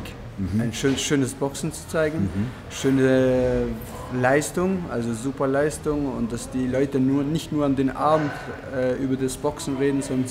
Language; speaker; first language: German; non-native, fluent; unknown